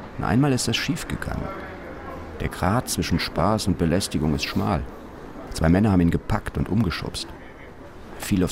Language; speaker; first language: German; native; German